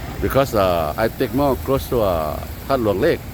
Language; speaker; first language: English; non-native, learner; Lao